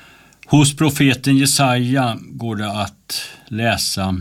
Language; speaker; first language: Swedish; native; Swedish